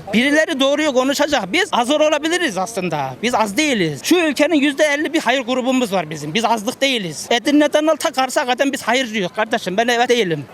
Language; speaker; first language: Turkish; native; Turkish